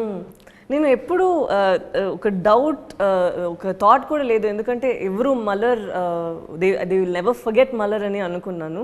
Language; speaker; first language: Telugu; non-native, learner; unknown